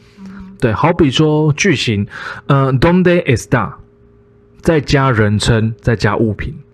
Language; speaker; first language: Chinese; early bilingual, heritage; Chinese